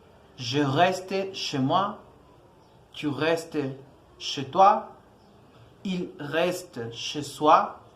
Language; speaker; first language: French; non-native, learner; Spanish